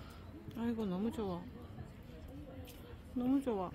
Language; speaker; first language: Korean; non-native, fluent; Japanese